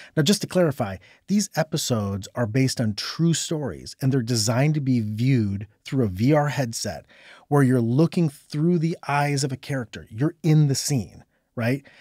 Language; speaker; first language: English; native; English